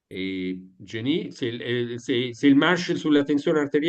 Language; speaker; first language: French; non-native, learner; Italian